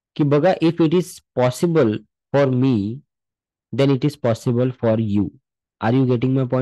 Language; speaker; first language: Hindi; non-native, local second language; Marathi